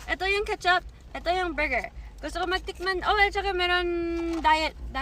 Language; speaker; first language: Filipino; non-native, learner; English